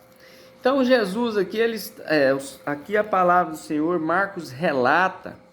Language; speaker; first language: Portuguese; native; Portuguese